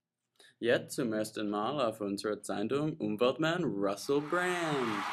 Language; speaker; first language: German; non-native, learner; English